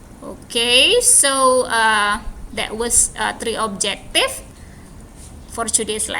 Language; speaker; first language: English; non-native, fluent; Indonesian